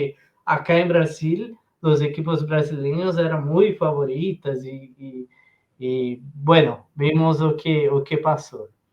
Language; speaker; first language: Spanish; non-native, learner; Portuguese